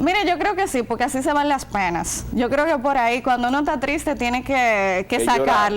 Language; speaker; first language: Spanish; native; Spanish